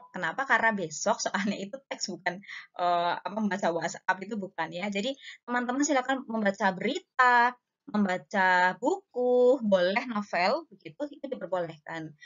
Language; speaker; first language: Indonesian; native; Indonesian